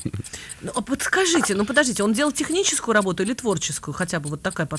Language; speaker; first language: Russian; native; Russian